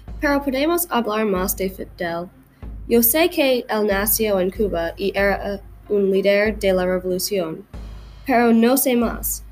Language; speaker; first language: Spanish; non-native, learner; English